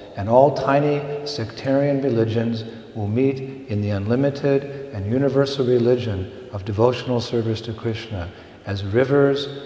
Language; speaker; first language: English; native; English